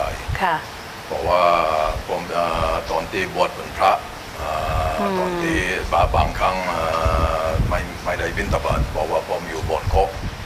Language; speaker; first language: Thai; non-native, fluent; Indonesian